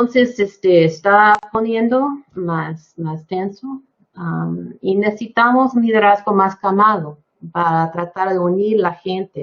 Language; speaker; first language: Spanish; non-native, fluent; English